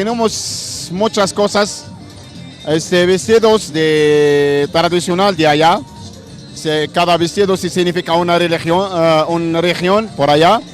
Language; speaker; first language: Spanish; non-native, learner; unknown